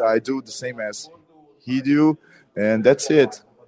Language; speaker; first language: English; non-native, learner; Portuguese